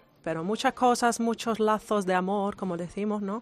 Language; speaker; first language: Spanish; non-native, fluent; English